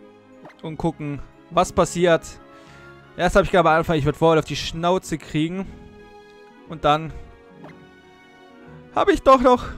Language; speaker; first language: German; native; German